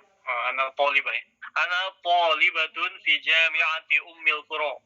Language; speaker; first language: Arabic; non-native, fluent; Indonesian